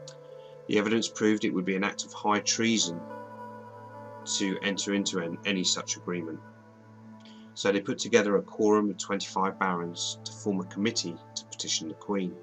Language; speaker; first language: English; native; English